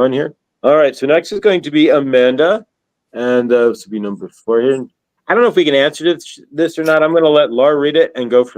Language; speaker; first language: English; native; English